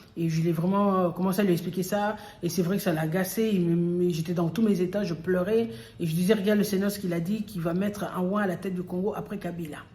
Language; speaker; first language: French; early bilingual, other home language; Lingala